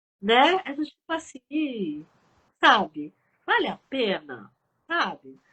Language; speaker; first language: Portuguese; early bilingual, other home language; Chinese